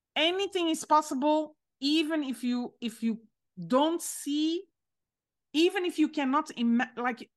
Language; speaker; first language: English; non-native, fluent; French